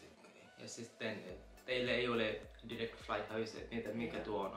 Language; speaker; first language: Finnish; non-native, learner; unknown